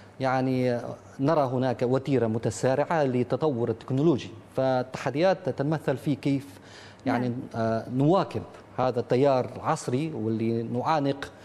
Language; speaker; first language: Arabic; non-native, fluent; Chinese